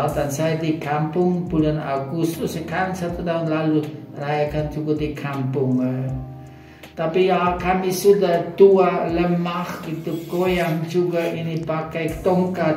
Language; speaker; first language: Indonesian; non-native, fluent; German